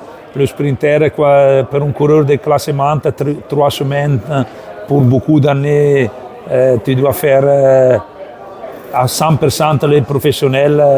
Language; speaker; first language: French; non-native, learner; Italian